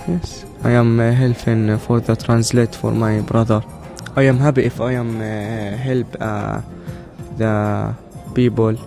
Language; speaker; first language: English; non-native, learner; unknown